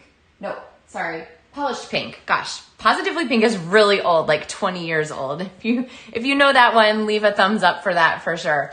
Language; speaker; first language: English; native; English